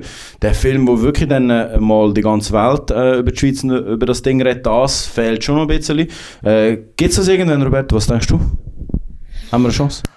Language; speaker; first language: German; native; German